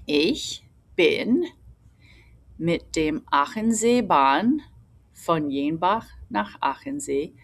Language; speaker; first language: German; non-native, fluent; English